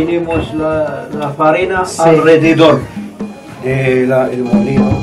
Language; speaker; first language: Spanish; non-native, learner; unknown